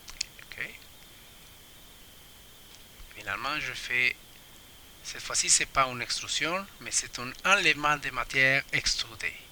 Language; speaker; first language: French; non-native, fluent; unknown